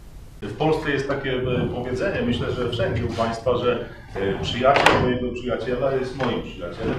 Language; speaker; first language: Polish; native; Polish